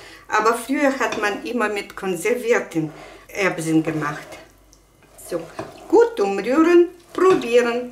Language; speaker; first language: German; non-native, fluent; Russian